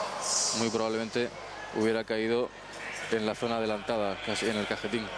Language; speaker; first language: Spanish; native; Spanish